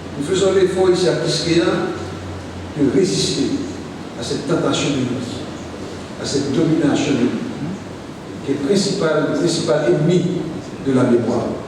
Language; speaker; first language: French; non-native, local second language; Haitian Creole